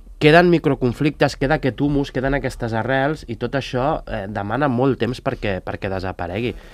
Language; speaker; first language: Catalan; native; Catalan